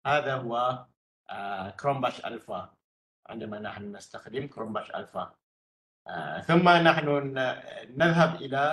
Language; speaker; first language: Arabic; non-native, fluent; Malay